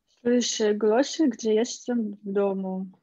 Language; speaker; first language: Polish; non-native, learner; Russian